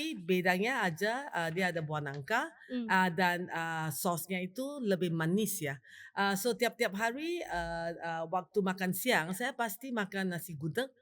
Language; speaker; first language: Indonesian; non-native, fluent; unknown